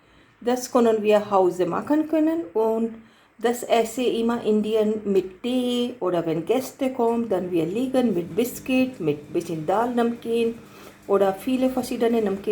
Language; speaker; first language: German; non-native, learner; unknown